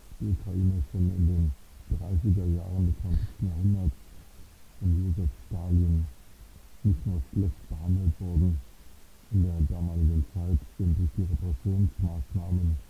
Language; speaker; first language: German; native; German